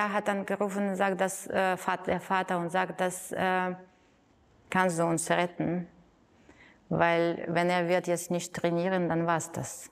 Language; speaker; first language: German; non-native, fluent; Russian